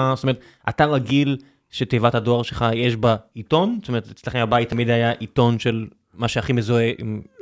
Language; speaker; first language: Hebrew; native; Hebrew